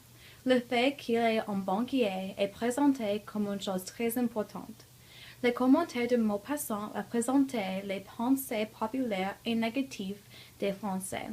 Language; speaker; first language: French; non-native, learner; English